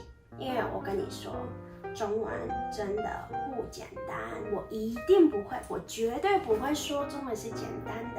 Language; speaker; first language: Chinese; non-native, fluent; Mongolian